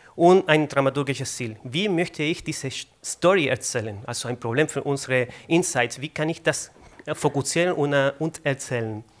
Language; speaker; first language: German; non-native, fluent; Spanish